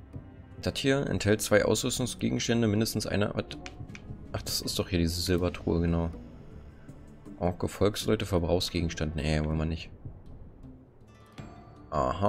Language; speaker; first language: German; native; German